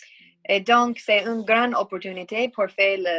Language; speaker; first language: French; non-native, learner; English